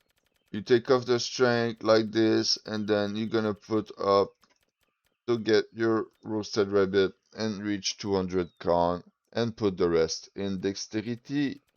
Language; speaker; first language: English; non-native, fluent; French